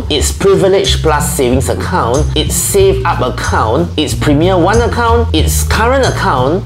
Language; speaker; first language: English; native; English